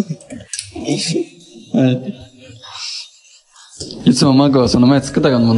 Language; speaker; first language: Japanese; non-native, fluent; Chinese